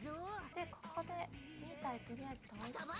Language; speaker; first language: Japanese; native; Japanese